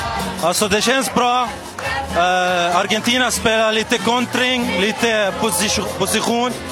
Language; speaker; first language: Swedish; non-native, learner; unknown